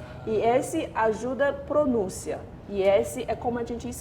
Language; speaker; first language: Portuguese; non-native, fluent; Chinese